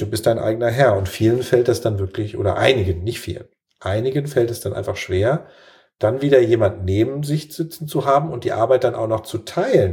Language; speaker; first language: German; native; German